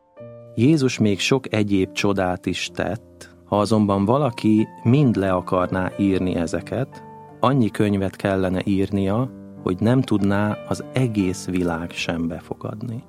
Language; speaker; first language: Hungarian; native; Hungarian